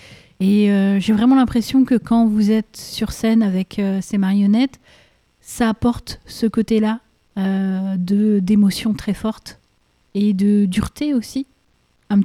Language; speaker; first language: French; native; French